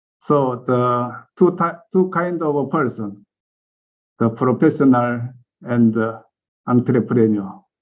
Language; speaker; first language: English; non-native, learner; Korean